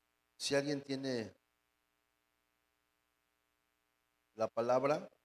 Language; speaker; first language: Spanish; native; Spanish